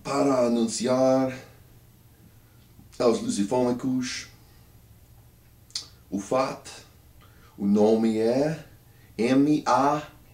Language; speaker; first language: Portuguese; non-native, learner; English